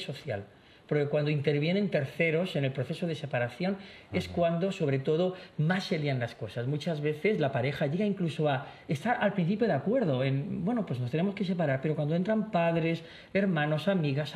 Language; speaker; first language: Spanish; native; Spanish